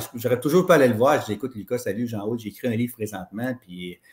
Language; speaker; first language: French; native; French